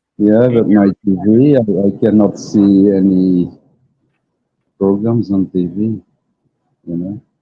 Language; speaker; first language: English; non-native, learner; Dutch